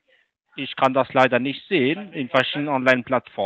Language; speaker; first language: German; non-native, learner; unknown